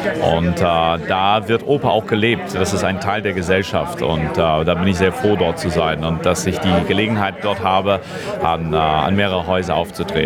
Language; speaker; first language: German; non-native, fluent; English